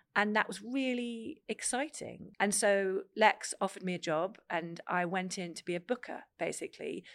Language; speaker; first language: English; native; English